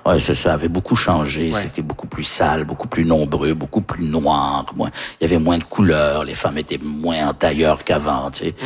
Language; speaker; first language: French; early bilingual, heritage; French